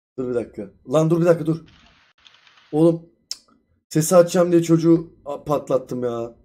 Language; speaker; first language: Turkish; native; Turkish